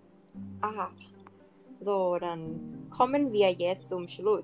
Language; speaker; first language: German; non-native, learner; Thai